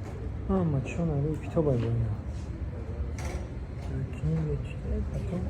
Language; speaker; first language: Russian; non-native, local second language; Tajik